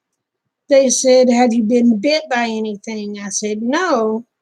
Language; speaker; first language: English; native; English